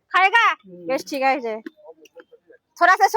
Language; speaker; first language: Hindi; non-native, learner; Bangla